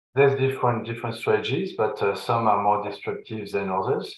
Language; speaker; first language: English; non-native, fluent; French